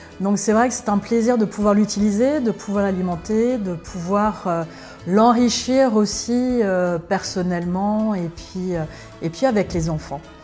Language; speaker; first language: French; early bilingual, other home language; Spanish